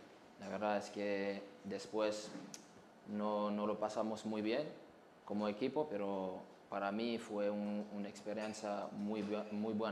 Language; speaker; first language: Spanish; non-native, learner; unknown